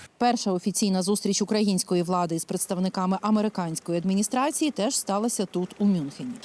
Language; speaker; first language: Ukrainian; native; Ukrainian